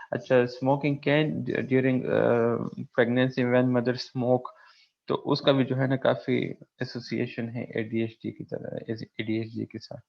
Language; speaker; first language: Urdu; non-native, local second language; Pashto